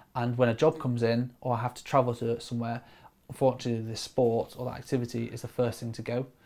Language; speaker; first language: English; native; English